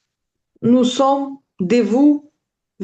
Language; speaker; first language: French; non-native, learner; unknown